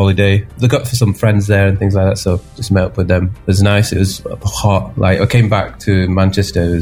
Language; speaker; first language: English; native; English